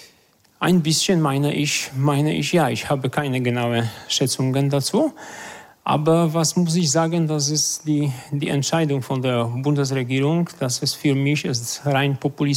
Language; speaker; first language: German; non-native, fluent; Polish